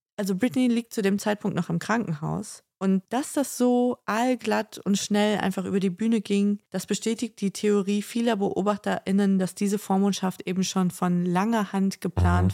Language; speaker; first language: German; native; German